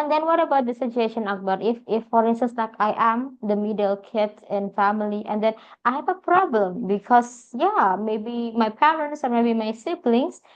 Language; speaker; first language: English; non-native, fluent; Indonesian